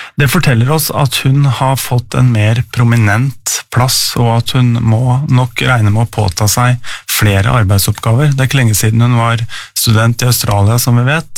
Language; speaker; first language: Norwegian; native; Norwegian